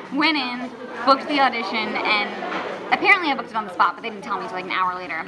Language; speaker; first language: English; native; English